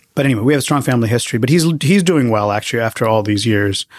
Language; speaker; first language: English; early bilingual, other home language; Tamil